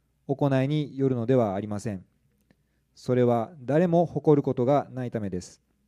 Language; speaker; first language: Japanese; native; Japanese